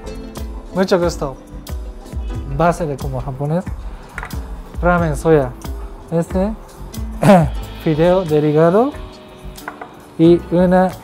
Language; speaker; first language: Spanish; non-native, learner; Japanese